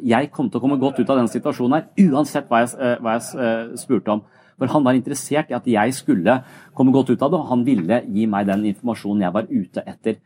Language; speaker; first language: Norwegian; native; Norwegian